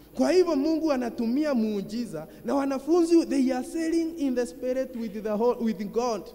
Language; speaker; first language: English; non-native, local second language; Kikuyu